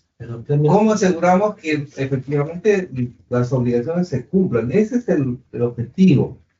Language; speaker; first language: Spanish; native; Spanish